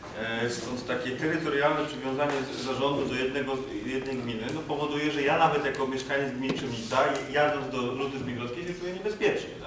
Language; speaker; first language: Polish; native; Polish